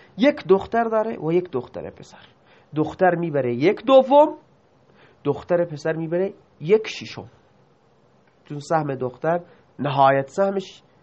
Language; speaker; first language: Persian; non-native, local second language; Baluchi